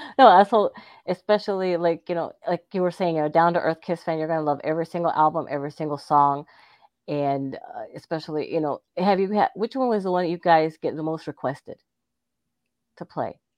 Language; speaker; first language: English; early bilingual, other home language; Spanish